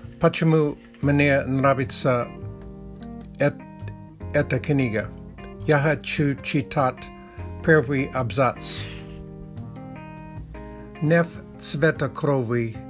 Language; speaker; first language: Russian; non-native, learner; Czech